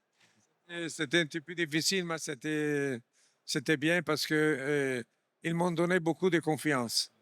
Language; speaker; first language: French; non-native, fluent; Italian